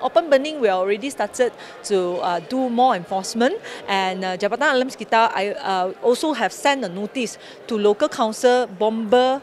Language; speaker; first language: English; non-native, local second language; Chinese